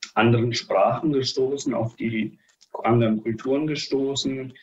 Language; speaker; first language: German; early bilingual, other home language; Russian